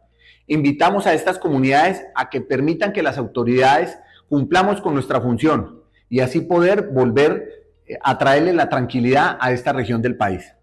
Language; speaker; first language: Spanish; native; Spanish